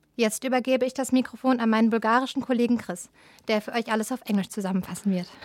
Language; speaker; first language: German; native; German